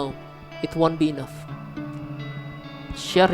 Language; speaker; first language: English; non-native, local second language; Indonesian